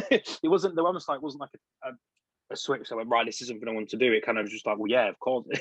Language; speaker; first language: English; native; English